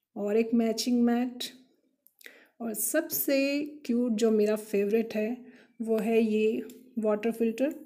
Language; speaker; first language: Hindi; non-native, local second language; Kannada